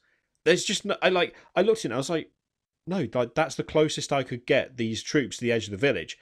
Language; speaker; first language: English; native; English